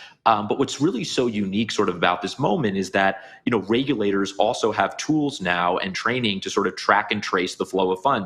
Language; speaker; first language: English; native; English